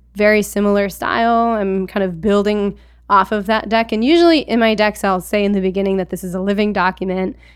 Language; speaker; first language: English; native; English